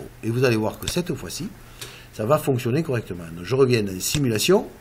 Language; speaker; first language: French; native; French